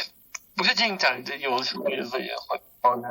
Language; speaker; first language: Chinese; non-native, learner; Kyrgyz